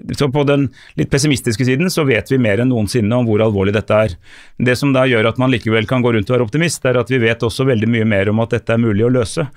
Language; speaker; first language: Norwegian; native; Norwegian